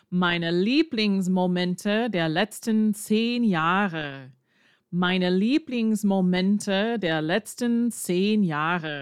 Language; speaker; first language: German; non-native, fluent; English